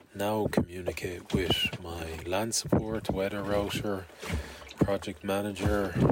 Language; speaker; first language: English; native; English